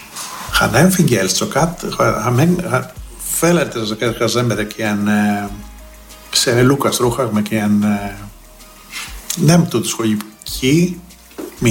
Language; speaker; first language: Hungarian; non-native, fluent; Greek